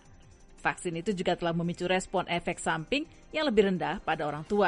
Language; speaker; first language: Indonesian; native; Indonesian